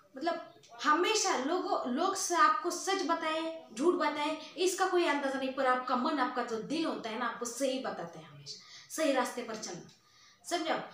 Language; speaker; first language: Hindi; non-native, local second language; Marathi